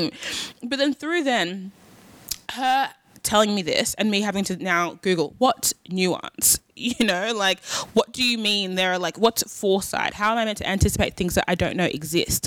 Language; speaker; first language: English; native; English